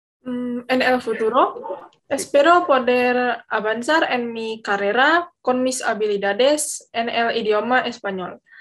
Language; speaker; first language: Spanish; non-native, learner; Indonesian